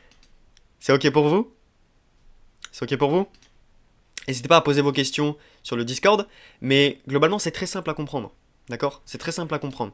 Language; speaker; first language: French; native; French